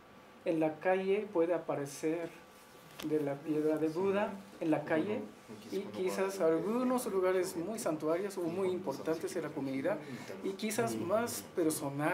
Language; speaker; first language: Spanish; non-native, learner; Japanese